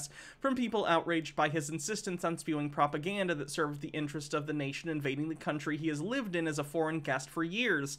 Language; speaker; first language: English; native; English